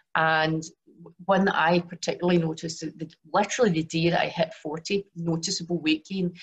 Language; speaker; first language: English; native; English